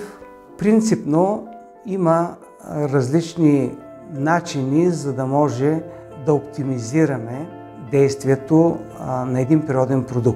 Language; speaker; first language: Bulgarian; native; Bulgarian